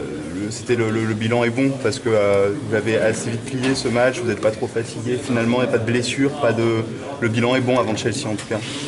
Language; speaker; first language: French; native; French